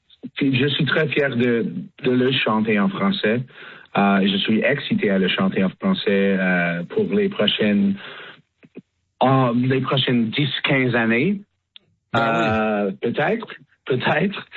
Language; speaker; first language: French; non-native, learner; English